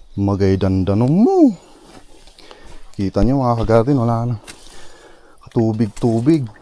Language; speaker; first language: Filipino; non-native, local second language; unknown